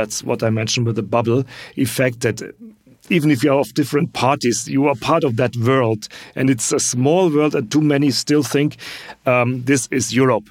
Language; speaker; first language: English; non-native, fluent; German